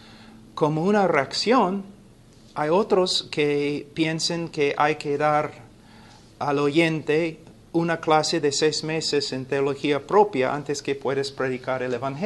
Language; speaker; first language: Spanish; non-native, fluent; English